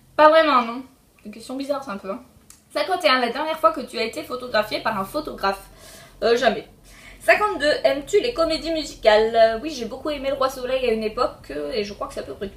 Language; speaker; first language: French; early bilingual, other home language; Polish